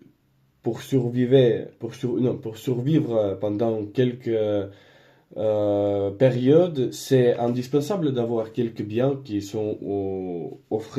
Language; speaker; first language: French; non-native, learner; Spanish